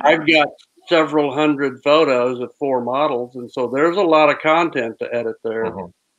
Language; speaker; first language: English; native; English